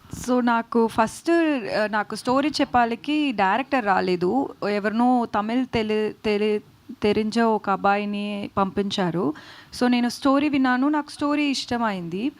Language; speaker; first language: Telugu; non-native, learner; Tamil